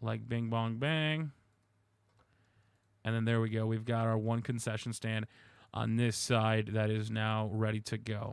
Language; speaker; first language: English; native; English